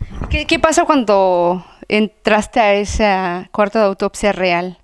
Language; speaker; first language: Spanish; native; Spanish